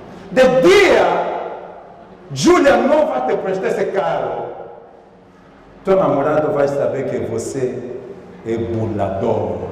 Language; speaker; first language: Portuguese; non-native, learner; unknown